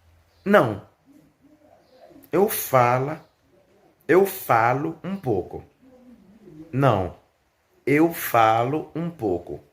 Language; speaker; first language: Portuguese; non-native, learner; Haitian Creole